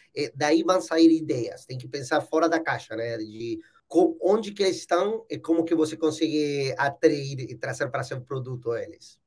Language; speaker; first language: Portuguese; non-native, fluent; Spanish